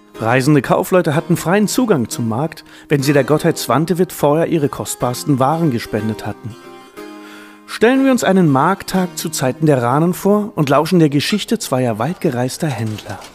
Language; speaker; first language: German; native; German